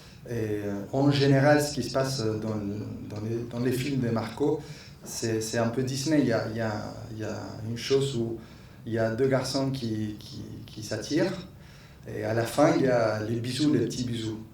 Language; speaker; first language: French; non-native, fluent; Spanish